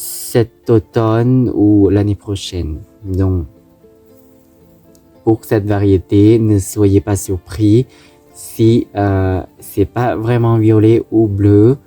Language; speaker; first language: French; non-native, fluent; Thai